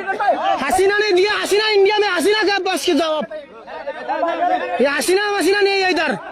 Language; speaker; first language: Hindi; non-native, learner; Bangla